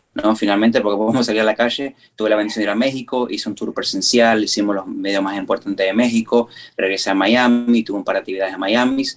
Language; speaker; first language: Spanish; native; Spanish